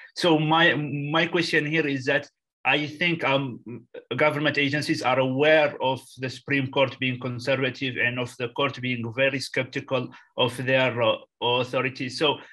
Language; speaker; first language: English; non-native, fluent; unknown